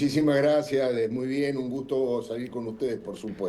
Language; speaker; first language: Spanish; native; Spanish